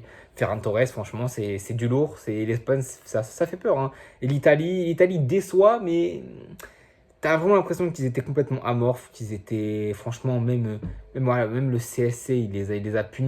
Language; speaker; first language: French; native; French